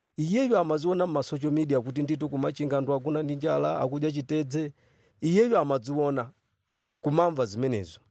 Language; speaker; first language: Nyanja; non-native, local second language; Yao